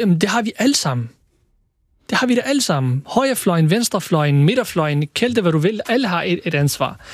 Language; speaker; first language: Danish; early bilingual, other home language; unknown